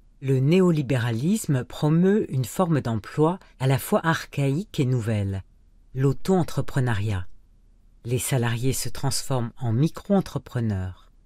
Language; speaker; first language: French; native; French